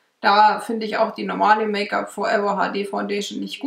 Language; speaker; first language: German; native; German